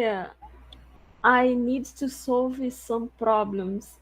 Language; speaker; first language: English; non-native, learner; Portuguese